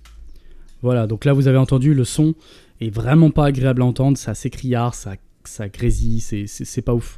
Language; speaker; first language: French; native; French